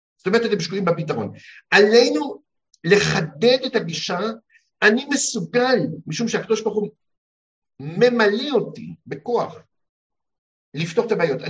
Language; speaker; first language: Hebrew; early bilingual, heritage; Hebrew